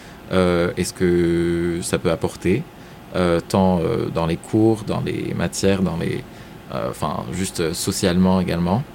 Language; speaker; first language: French; non-native, local second language; Arabic